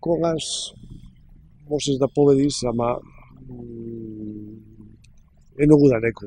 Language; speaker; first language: Macedonian; non-native, learner; Spanish